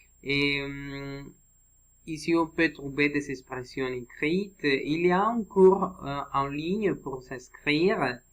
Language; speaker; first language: French; non-native, learner; Spanish